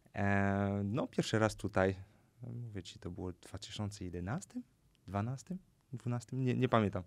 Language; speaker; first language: Polish; non-native, fluent; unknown